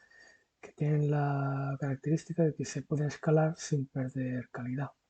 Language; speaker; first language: Spanish; native; Spanish